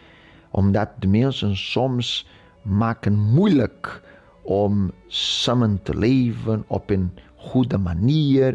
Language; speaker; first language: Dutch; non-native, fluent; Portuguese